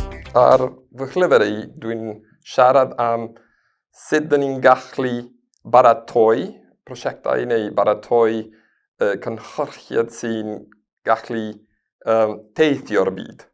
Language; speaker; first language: Welsh; non-native, learner; Spanish